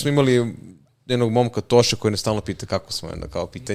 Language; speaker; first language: Serbian; native; Serbian